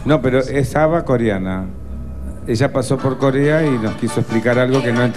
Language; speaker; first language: Spanish; native; Spanish